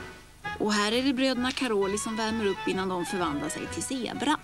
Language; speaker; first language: Swedish; native; Swedish